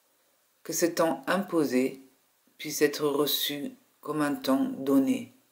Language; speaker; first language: French; native; French